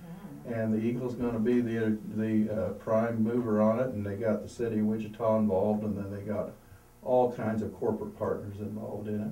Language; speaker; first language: English; native; English